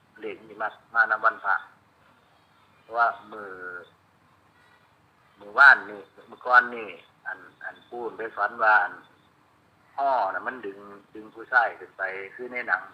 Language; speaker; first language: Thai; non-native, local second language; Lao